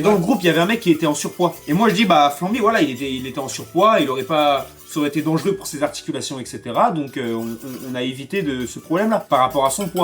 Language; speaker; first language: French; native; French